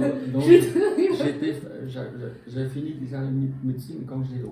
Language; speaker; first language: French; non-native, fluent; Khmer